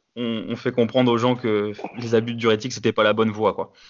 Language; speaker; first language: French; native; French